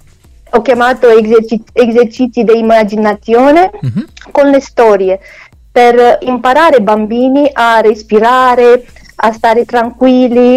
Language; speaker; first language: Italian; non-native, learner; Romanian